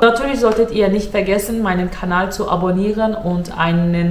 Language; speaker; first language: German; non-native, fluent; Turkish